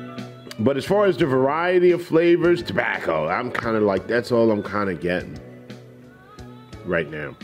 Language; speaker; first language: English; native; English